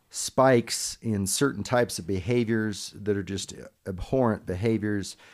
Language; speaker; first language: English; native; English